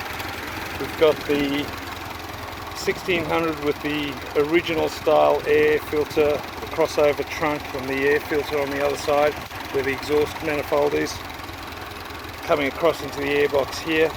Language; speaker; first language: English; native; English